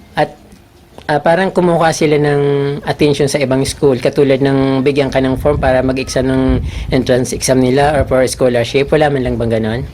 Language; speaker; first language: Filipino; non-native, local second language; Bikol